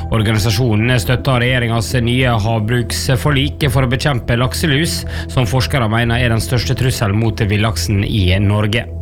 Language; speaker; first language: Norwegian; native; Norwegian